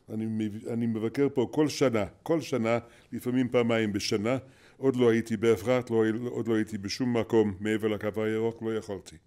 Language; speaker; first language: Hebrew; non-native, fluent; English